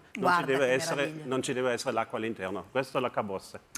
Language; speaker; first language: Italian; non-native, fluent; German